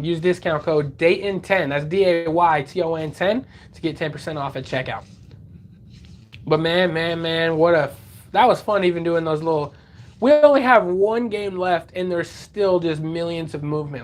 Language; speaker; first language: English; native; English